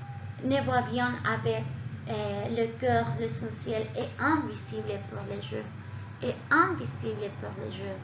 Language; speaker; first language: French; non-native, learner; Spanish